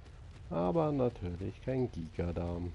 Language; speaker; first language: German; native; German